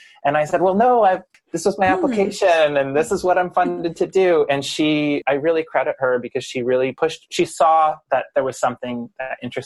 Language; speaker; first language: English; native; English